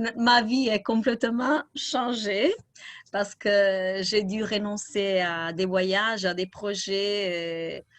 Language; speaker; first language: French; non-native, fluent; Italian